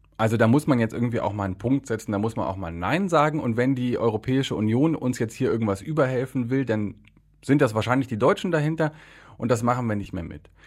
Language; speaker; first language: German; native; German